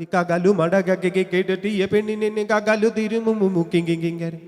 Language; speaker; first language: Malayalam; native; Malayalam